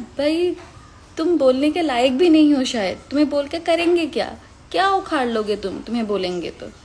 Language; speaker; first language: Hindi; non-native, local second language; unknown